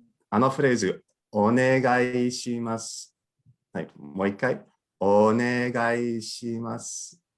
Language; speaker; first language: Japanese; non-native, fluent; English